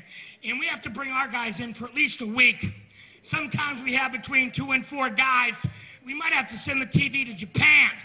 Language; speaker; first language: English; native; English